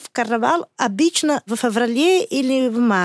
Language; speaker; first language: Russian; non-native, learner; Portuguese